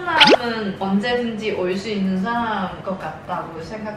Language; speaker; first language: Korean; non-native, learner; Cantonese